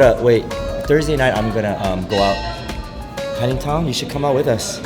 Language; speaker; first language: English; early bilingual, other home language; Korean